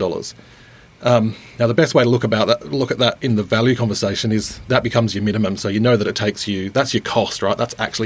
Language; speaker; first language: English; native; English